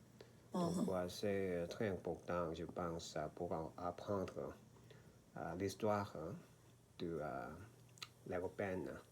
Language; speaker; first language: French; non-native, learner; Korean